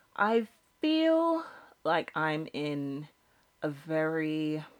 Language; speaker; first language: English; native; English